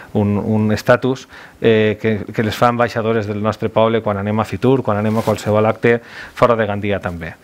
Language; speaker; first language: Catalan; native; Catalan